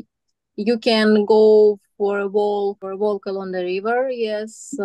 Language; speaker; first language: English; non-native, learner; Russian